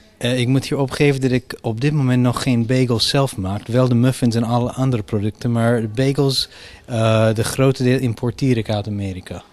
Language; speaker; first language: Dutch; non-native, fluent; English